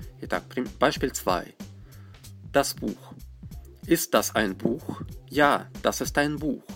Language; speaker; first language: German; non-native, fluent; Russian